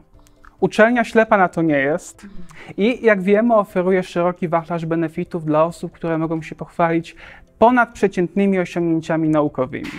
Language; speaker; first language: Polish; native; Polish